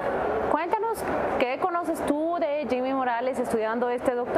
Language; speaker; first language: Spanish; native; Spanish